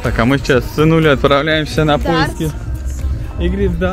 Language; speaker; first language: Russian; native; Russian